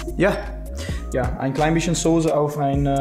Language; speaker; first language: German; non-native, learner; Dutch